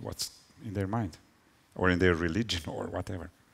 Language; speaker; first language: English; non-native, fluent; Romanian